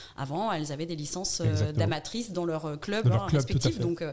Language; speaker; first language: French; native; French